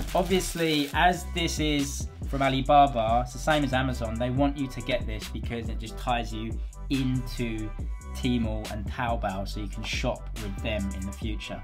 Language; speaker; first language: English; native; English